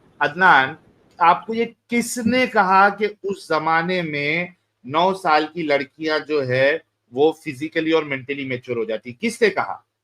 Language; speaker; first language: Hindi; native; Hindi